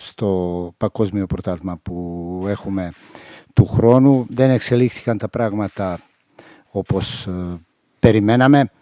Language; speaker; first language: Greek; non-native, fluent; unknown